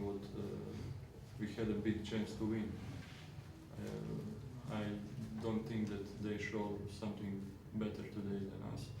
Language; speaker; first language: English; non-native, fluent; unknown